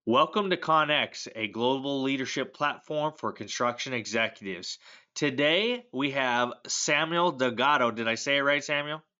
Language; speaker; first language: English; native; English